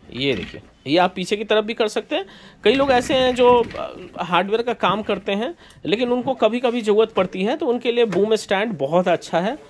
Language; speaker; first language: Hindi; native; Hindi